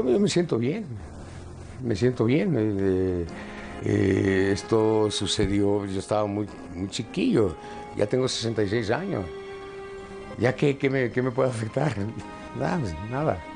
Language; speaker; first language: Spanish; native; Spanish